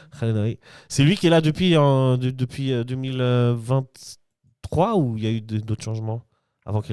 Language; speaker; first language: French; native; French